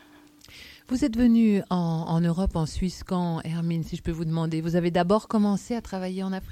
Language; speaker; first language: French; native; French